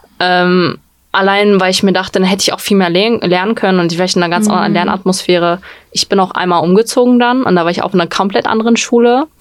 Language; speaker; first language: German; early bilingual, other home language; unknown